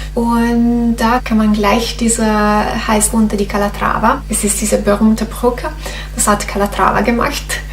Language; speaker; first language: German; non-native, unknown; Italian